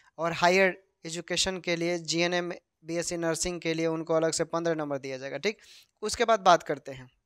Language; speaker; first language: Hindi; native; Hindi